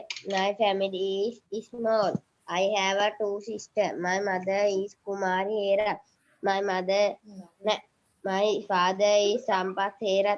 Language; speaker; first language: English; non-native, learner; Sinhala